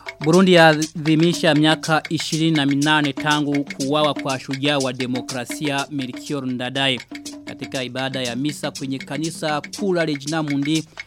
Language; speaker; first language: Swahili; non-native, local second language; Rundi